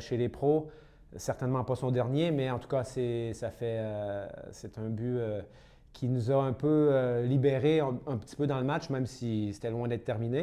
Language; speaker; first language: French; native; French